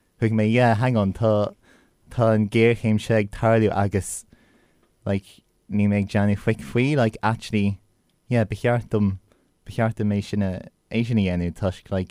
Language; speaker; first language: Irish; non-native, local second language; English